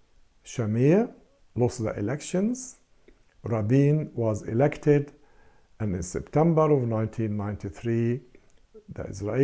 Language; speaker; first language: English; non-native, fluent; Arabic